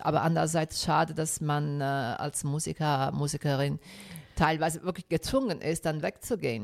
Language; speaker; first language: German; non-native, fluent; Italian